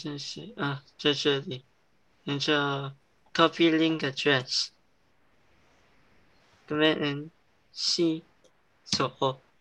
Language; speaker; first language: Chinese; early bilingual, heritage; English